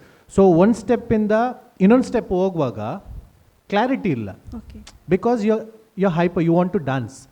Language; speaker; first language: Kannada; non-native, local second language; Tulu